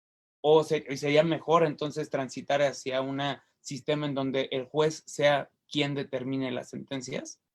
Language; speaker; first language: Spanish; native; Spanish